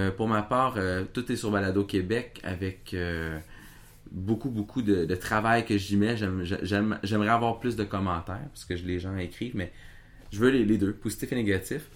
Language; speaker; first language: French; native; French